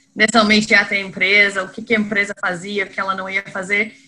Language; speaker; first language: Portuguese; non-native, fluent; English